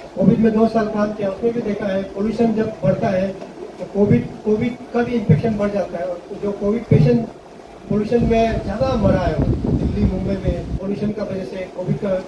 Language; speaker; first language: Hindi; non-native, local second language; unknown